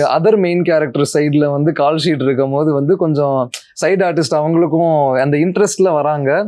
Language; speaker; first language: Tamil; native; Tamil